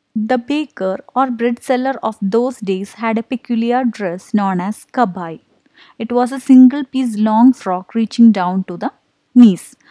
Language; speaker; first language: English; non-native, local second language; Malayalam